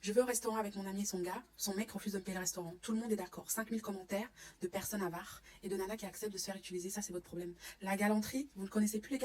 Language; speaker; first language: French; native; French